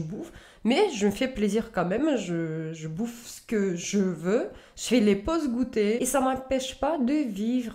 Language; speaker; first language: French; native; French